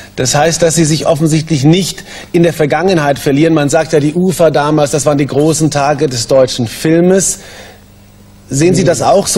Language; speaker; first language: German; native; German